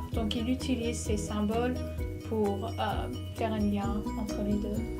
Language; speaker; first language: French; non-native, learner; English